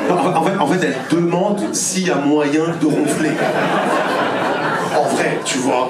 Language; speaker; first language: French; native; French